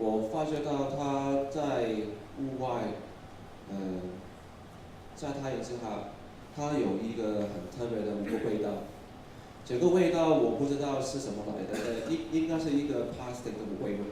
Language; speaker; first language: Chinese; non-native, local second language; Cantonese